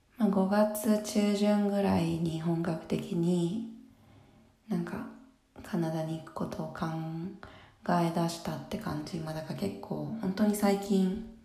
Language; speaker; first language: Japanese; native; Japanese